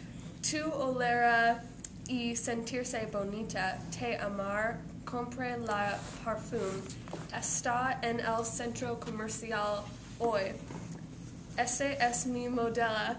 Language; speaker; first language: Spanish; non-native, learner; English